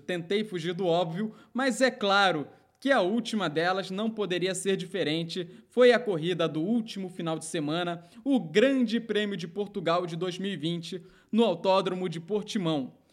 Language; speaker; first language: Portuguese; native; Portuguese